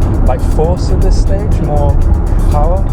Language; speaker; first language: English; native; English